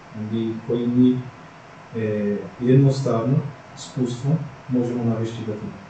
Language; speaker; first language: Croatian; non-native, fluent; Portuguese